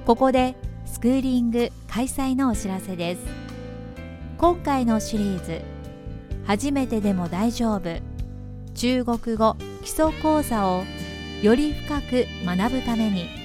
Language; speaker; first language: Japanese; native; Japanese